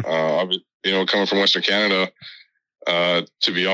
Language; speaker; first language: English; native; English